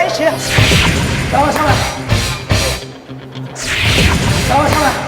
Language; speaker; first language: Chinese; non-native, learner; Korean